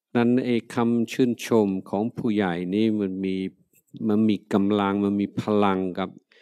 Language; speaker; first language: Thai; non-native, fluent; English